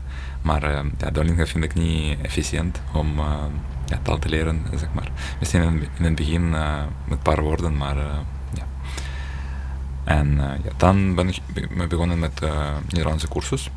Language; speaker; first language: Dutch; non-native, learner; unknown